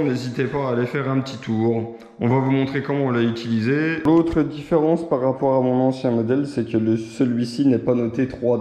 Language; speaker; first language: French; native; French